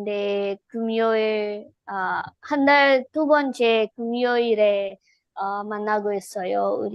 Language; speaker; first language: Korean; non-native, learner; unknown